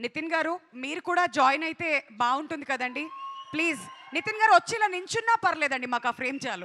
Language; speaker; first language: Telugu; native; Telugu